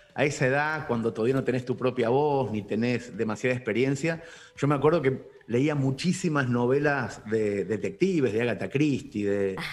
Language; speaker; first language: Spanish; native; Spanish